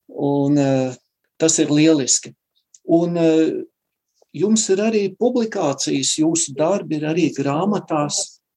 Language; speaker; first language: Latvian; native; Latvian